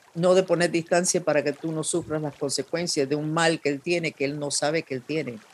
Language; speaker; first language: Spanish; non-native, fluent; English